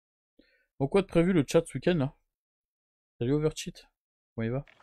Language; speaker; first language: French; native; French